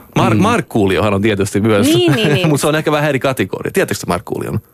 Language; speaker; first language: Finnish; early bilingual, heritage; Finnish